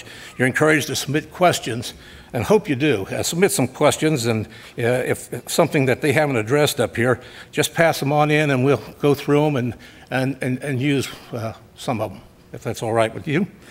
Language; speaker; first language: English; native; English